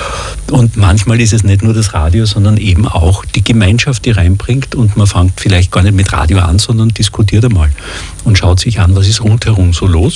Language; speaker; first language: German; native; German